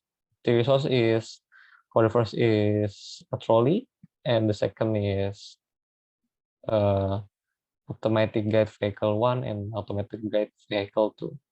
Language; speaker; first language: English; non-native, learner; Indonesian